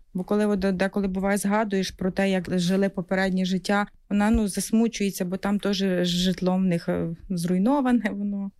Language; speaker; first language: Ukrainian; native; Ukrainian